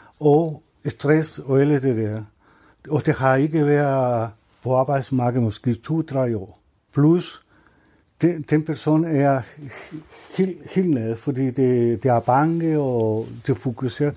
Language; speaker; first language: Danish; non-native, learner; Spanish